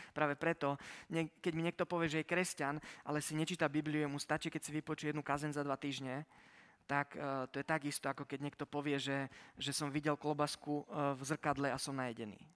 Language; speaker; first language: Slovak; early bilingual, heritage; Slovak